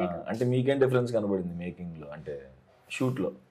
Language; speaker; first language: Telugu; native; Telugu